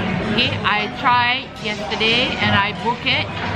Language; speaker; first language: English; non-native, local second language; Malay